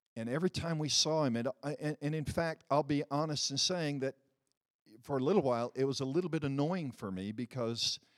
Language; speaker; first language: English; early bilingual, other home language; Dutch